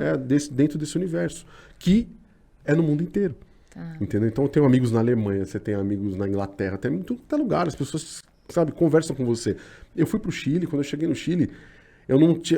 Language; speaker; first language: Portuguese; native; Portuguese